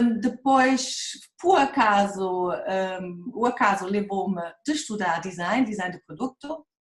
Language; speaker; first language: Portuguese; non-native, fluent; German